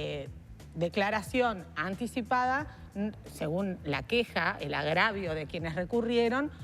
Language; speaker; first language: Spanish; native; Spanish